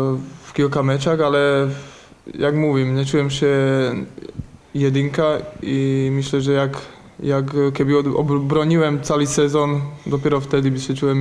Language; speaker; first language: Polish; non-native, learner; Slovak